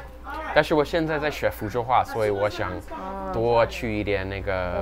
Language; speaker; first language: Chinese; non-native, fluent; English